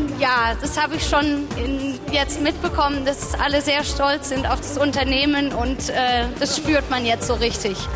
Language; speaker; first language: German; native; German